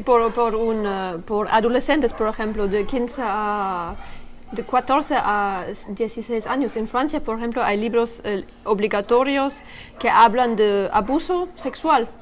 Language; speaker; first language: Spanish; non-native, learner; French